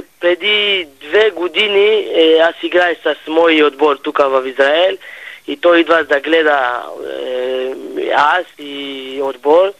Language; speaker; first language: Bulgarian; non-native, learner; Hebrew